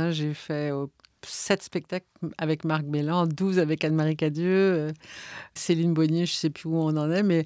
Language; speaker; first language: French; native; French